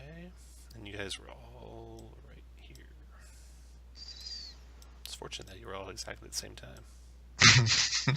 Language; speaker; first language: English; native; English